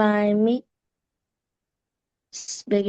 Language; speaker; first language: English; non-native, learner; Vietnamese